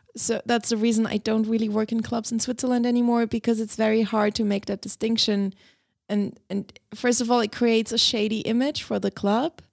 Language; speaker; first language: English; non-native, fluent; German